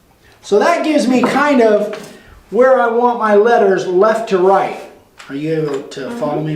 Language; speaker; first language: English; native; English